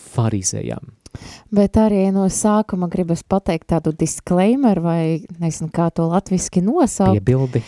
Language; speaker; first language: Latvian; non-native, local second language; Russian